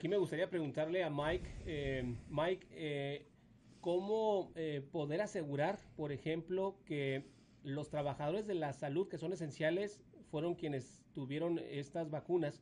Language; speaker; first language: Spanish; native; Spanish